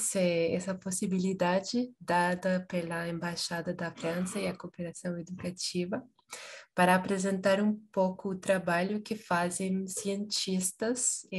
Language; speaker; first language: Portuguese; non-native, fluent; Spanish